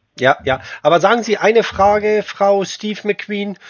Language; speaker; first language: German; native; German